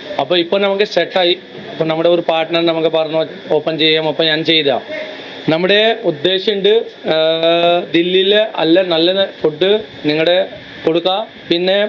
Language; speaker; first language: Malayalam; non-native, local second language; Hindi